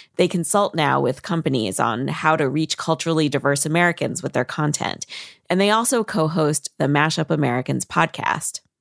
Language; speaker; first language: English; native; English